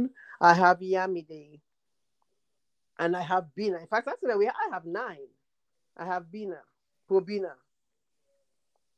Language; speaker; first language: English; non-native, local second language; Krio